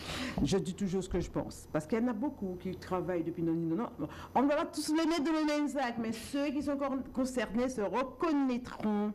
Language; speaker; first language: French; native; French